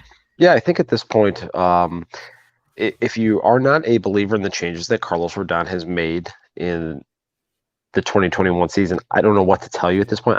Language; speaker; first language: English; native; English